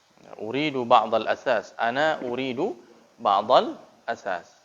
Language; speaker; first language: Arabic; non-native, fluent; Indonesian